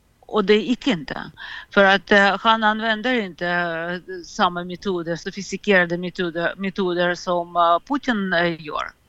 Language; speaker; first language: Swedish; non-native, fluent; Russian